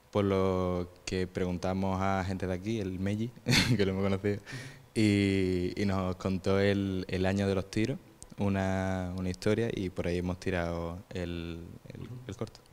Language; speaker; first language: Spanish; native; Spanish